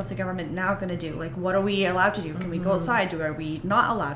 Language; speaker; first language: English; native; English